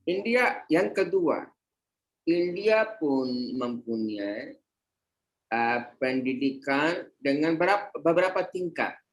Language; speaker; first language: Indonesian; non-native, fluent; Hindi